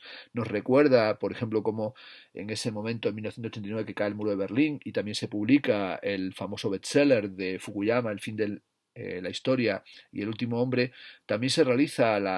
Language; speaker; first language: Spanish; native; Spanish